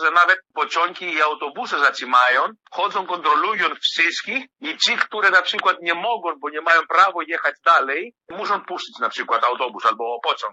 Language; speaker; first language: Polish; non-native, fluent; Greek